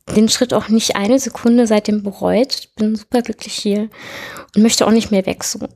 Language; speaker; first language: German; native; German